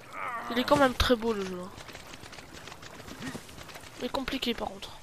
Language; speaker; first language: French; native; French